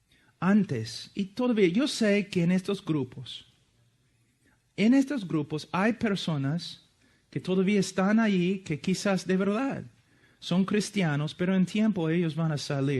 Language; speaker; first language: Spanish; non-native, fluent; English